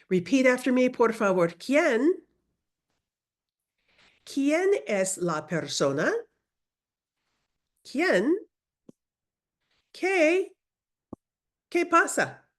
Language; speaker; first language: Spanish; non-native, fluent; English